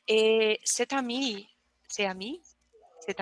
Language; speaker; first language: French; non-native, learner; Portuguese